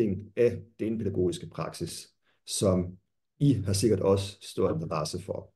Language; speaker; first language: Danish; non-native, fluent; German